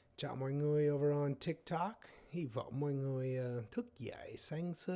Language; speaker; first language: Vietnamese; non-native, learner; English